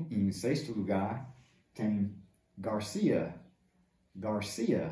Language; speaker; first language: Portuguese; non-native, fluent; English